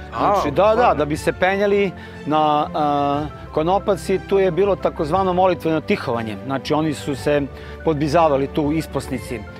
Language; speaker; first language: Serbian; native; Serbian